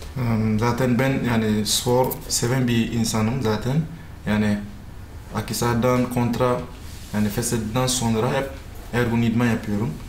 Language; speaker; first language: Turkish; non-native, fluent; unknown